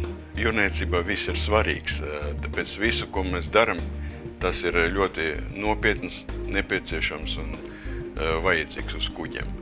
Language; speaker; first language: Latvian; non-native, local second language; Russian